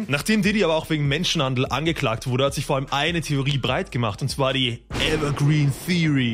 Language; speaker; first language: German; native; German